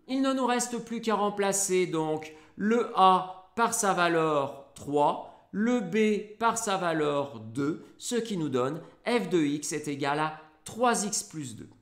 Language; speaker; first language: French; native; French